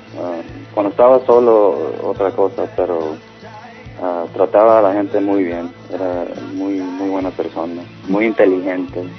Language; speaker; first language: Spanish; early bilingual, heritage; Spanish